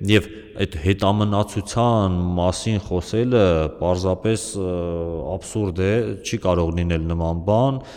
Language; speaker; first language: Armenian; native; Armenian